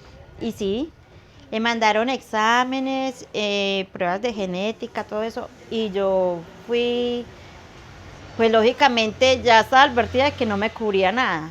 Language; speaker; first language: Spanish; native; Spanish